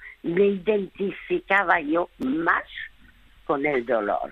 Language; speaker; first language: Spanish; early bilingual, other home language; French